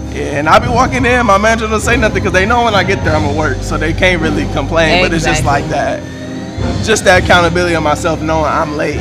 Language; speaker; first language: English; native; English